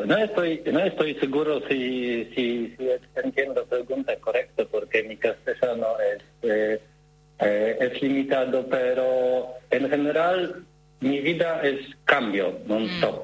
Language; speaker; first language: Spanish; non-native, learner; Polish